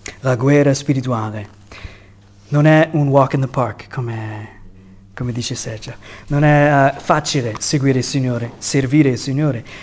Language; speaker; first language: Italian; non-native, fluent; English